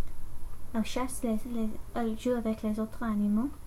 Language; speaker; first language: French; non-native, learner; English